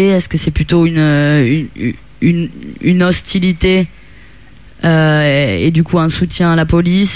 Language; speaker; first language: French; non-native, fluent; Italian